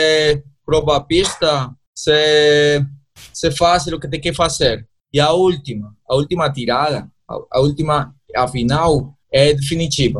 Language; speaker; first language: Portuguese; non-native, learner; Spanish